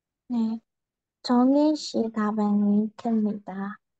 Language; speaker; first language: Korean; non-native, learner; Burmese